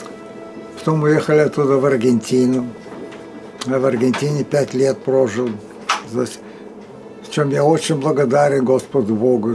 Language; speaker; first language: Russian; early bilingual, heritage; Russian